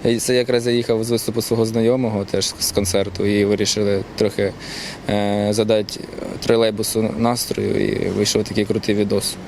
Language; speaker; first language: Ukrainian; non-native, local second language; Russian